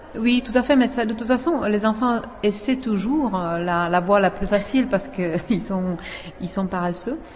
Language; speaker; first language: French; non-native, fluent; Czech